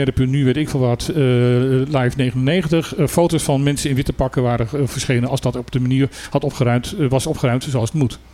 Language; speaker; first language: Dutch; native; Dutch